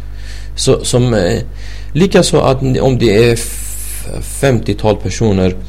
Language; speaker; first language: Swedish; non-native, fluent; Arabic